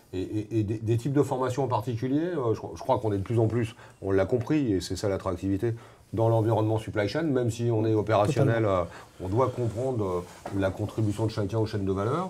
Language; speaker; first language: French; native; French